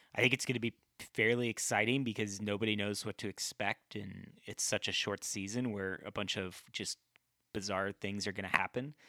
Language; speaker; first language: English; native; English